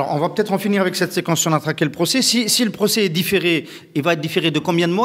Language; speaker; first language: French; non-native, local second language; Arabic